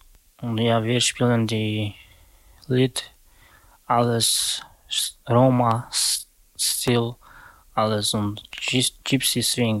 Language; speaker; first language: German; non-native, learner; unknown